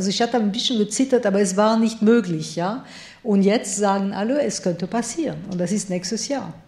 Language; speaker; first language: German; non-native, fluent; French